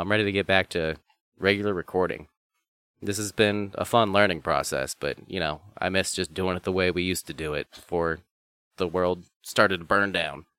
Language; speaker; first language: English; native; English